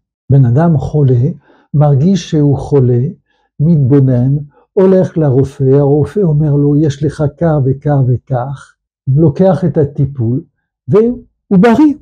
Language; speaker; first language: Hebrew; non-native, fluent; French